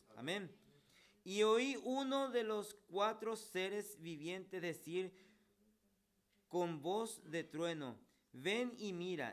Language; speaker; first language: Spanish; native; Spanish